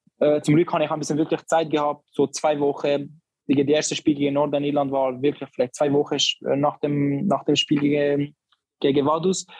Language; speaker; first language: German; non-native, learner; Albanian